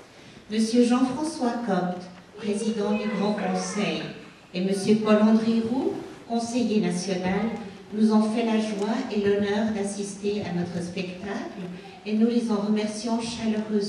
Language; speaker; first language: French; native; French